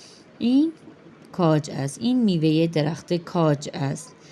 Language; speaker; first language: Persian; non-native, fluent; Urdu